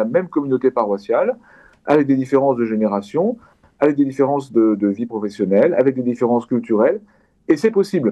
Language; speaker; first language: French; native; French